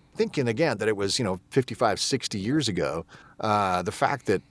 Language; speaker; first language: English; native; English